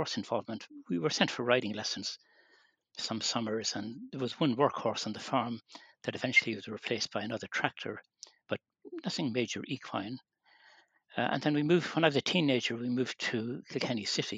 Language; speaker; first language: English; native; English